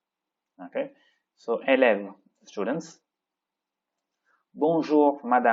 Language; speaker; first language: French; non-native, fluent; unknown